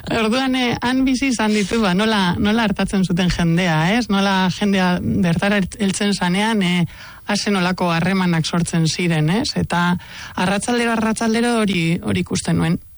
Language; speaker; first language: Basque; native; Basque